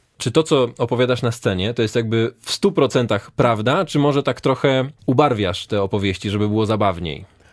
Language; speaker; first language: Polish; native; Polish